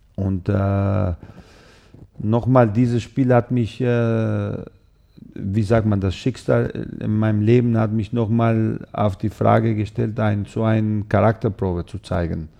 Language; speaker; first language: German; non-native, fluent; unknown